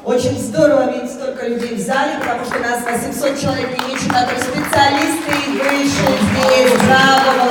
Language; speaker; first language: Russian; native; Russian